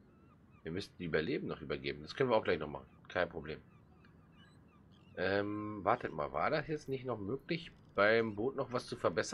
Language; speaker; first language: German; native; German